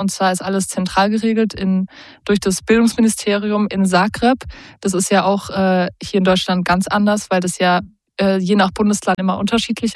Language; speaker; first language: German; native; German